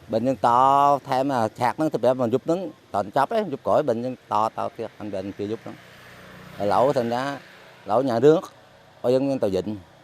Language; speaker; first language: Khmer; native; Khmer